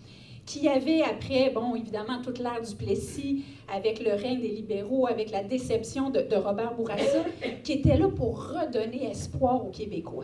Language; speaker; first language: French; native; French